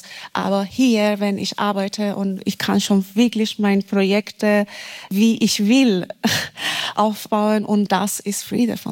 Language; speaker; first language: German; non-native, fluent; Persian